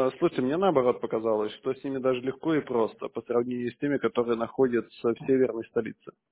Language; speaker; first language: Russian; native; Russian